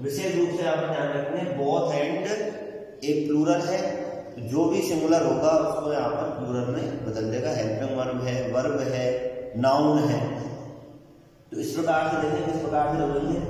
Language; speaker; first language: Hindi; native; Hindi